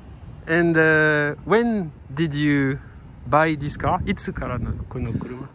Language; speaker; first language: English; non-native, learner; French